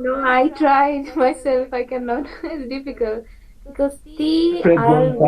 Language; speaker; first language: English; non-native, fluent; Bangla